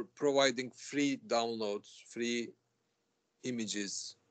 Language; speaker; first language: English; non-native, fluent; Turkish